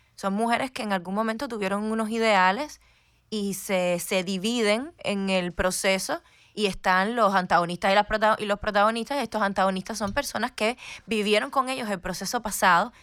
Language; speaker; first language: Spanish; native; Spanish